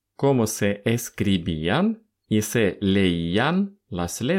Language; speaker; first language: Spanish; non-native, fluent; Russian